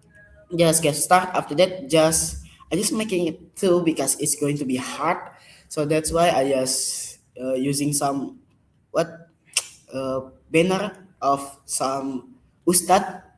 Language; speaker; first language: English; non-native, learner; Indonesian